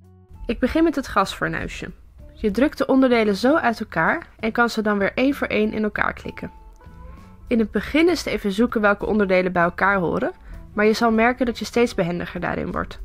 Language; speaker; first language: Dutch; native; Dutch